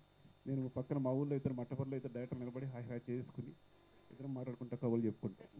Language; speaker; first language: Telugu; native; Telugu